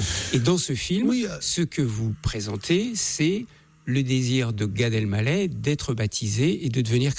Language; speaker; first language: French; native; French